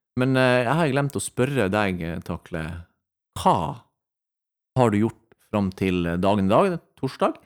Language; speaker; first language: Norwegian; native; Norwegian